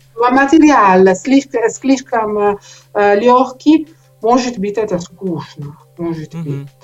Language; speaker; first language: Russian; non-native, learner; Italian